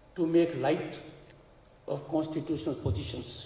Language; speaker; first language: English; non-native, local second language; Hindi